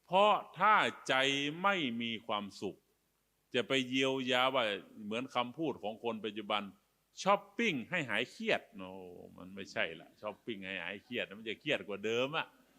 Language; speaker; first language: Thai; native; Thai